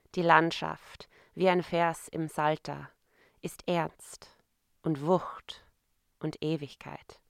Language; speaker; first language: German; non-native, fluent; English